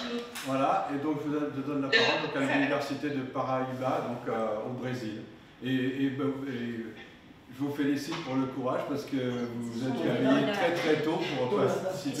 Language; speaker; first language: French; native; French